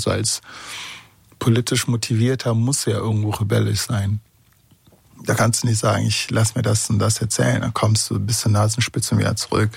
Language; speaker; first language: German; early bilingual, other home language; Kurdish